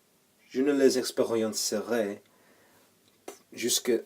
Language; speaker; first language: French; non-native, learner; English